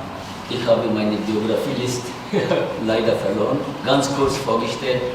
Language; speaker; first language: German; non-native, fluent; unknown